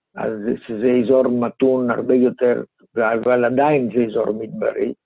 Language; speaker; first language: Hebrew; non-native, fluent; Greek